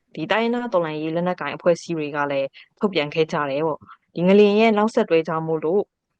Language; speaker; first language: Burmese; non-native, local second language; Kachin